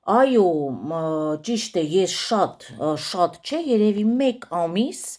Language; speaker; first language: Armenian; early bilingual, heritage; Armenian